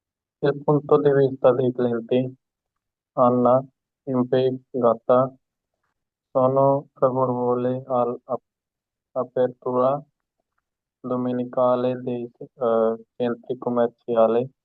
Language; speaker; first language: Italian; non-native, learner; Hindi